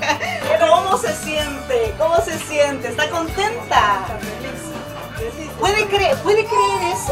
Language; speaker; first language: Spanish; native; Spanish